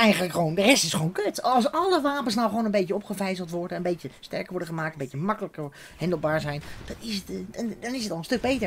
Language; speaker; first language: Dutch; native; Dutch